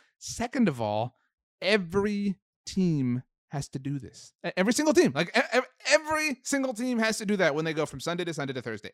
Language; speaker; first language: English; native; English